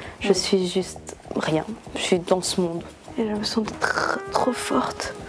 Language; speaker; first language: French; non-native, local second language; Arabic